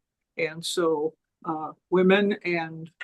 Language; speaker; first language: English; native; English